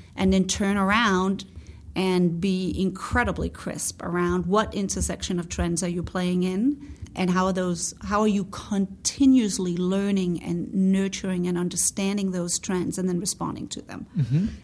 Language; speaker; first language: English; non-native, fluent; Danish